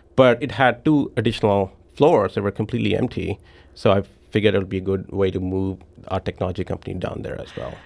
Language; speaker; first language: English; non-native, local second language; Hindi